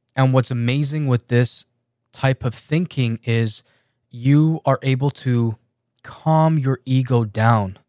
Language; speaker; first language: English; early bilingual, other home language; Persian